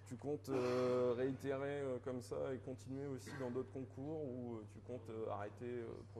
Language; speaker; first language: French; native; French